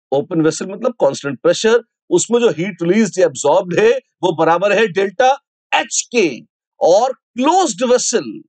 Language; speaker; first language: Hindi; native; Hindi